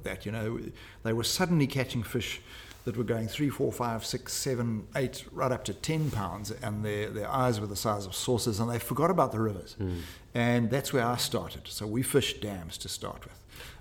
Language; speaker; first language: English; native; English